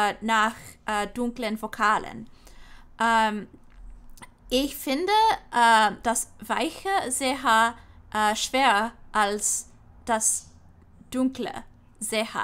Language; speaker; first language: German; non-native, learner; English